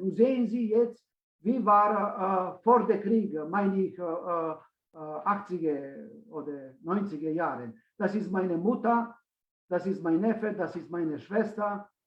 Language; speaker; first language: German; non-native, fluent; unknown